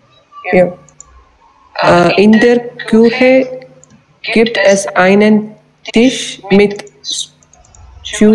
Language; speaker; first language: German; non-native, learner; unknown